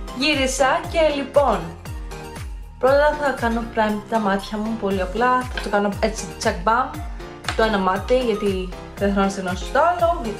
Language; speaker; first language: Greek; early bilingual, heritage; Greek